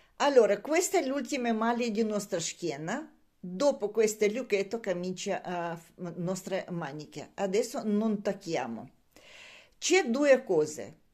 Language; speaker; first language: Italian; non-native, learner; Russian